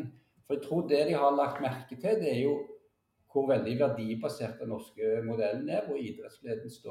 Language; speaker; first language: Norwegian; native; Norwegian